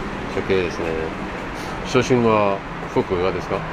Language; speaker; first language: Japanese; non-native, learner; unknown